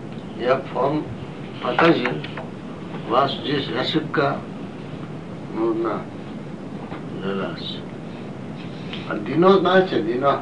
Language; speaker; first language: Russian; non-native, learner; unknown